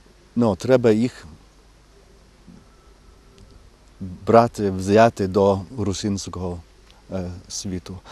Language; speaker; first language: Ukrainian; non-native, fluent; English